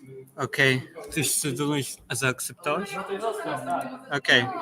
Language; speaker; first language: Polish; non-native, fluent; Ukrainian